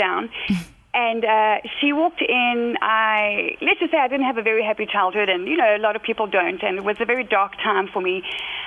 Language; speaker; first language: English; native; English